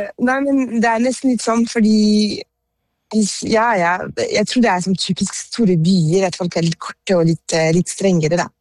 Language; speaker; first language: Norwegian; non-native, fluent; French